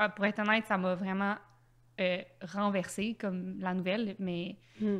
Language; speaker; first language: French; native; French